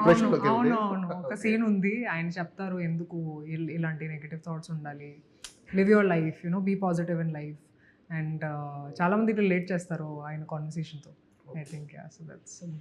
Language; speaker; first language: Telugu; non-native, fluent; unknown